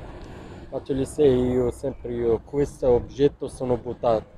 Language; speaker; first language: Italian; non-native, learner; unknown